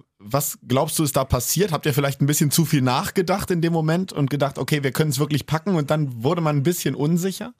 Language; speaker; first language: German; native; German